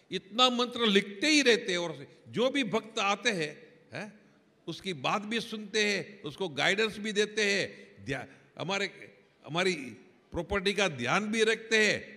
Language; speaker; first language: Hindi; non-native, local second language; Gujarati